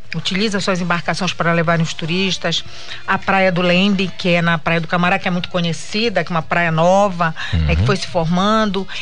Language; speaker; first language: Portuguese; native; Portuguese